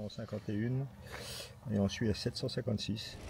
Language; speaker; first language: French; native; French